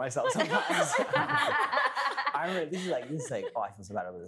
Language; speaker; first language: English; native; English